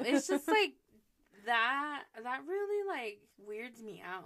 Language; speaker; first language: English; early bilingual, other home language; Spanish